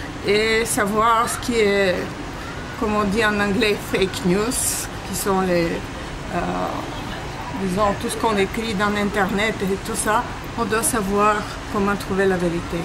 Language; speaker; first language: French; non-native, fluent; Bulgarian